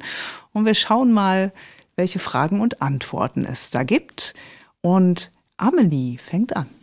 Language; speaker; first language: German; native; German